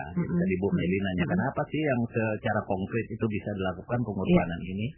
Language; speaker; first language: Indonesian; non-native, local second language; Javanese